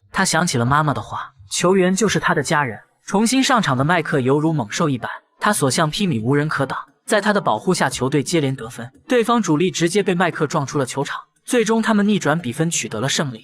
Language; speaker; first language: Chinese; native; Chinese